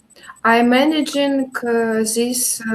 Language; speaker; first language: English; non-native, learner; Russian